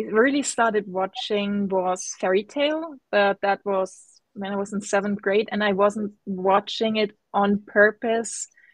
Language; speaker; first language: English; non-native, fluent; German